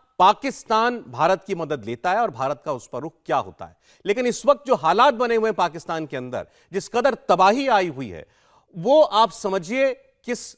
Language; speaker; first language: Hindi; native; Hindi